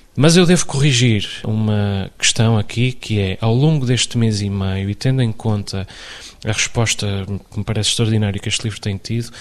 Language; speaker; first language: Portuguese; native; Portuguese